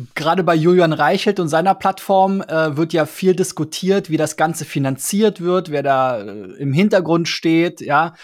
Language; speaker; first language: German; native; German